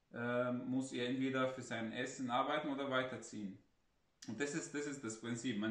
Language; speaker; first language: German; non-native, fluent; Arabic